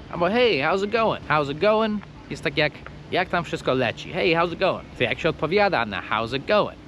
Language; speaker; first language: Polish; non-native, fluent; English